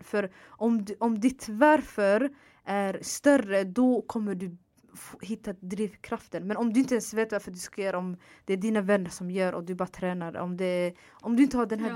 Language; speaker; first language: Swedish; non-native, fluent; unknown